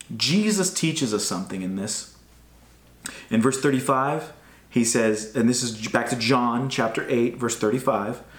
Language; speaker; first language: English; native; English